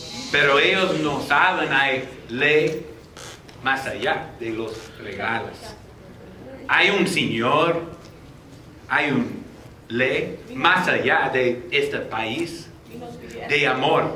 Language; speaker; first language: Spanish; non-native, learner; English